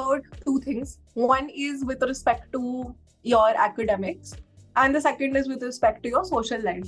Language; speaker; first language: English; non-native, local second language; Hindi